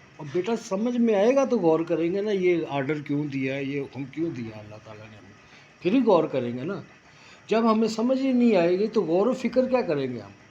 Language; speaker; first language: Urdu; non-native, local second language; Punjabi